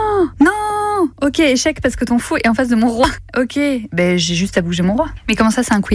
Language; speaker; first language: French; native; French